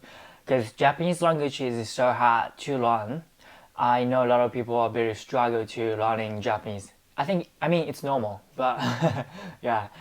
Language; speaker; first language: English; non-native, learner; Japanese